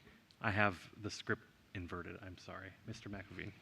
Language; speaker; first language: English; native; English